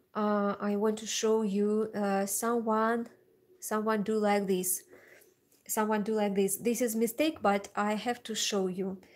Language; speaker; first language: English; non-native, learner; Russian